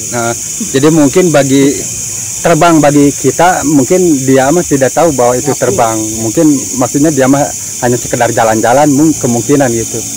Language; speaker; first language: Indonesian; native; Indonesian